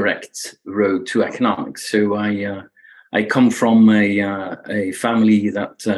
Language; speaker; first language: English; non-native, fluent; Dutch